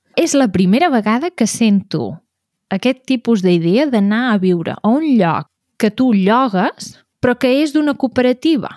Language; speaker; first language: Catalan; native; Catalan